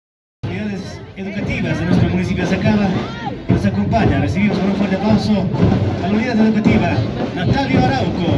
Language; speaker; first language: Spanish; native; Spanish